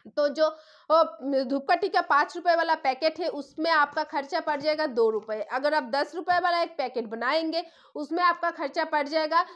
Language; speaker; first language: Hindi; non-native, local second language; Bangla